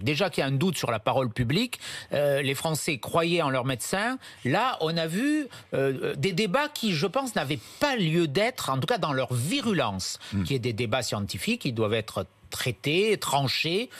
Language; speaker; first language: French; native; French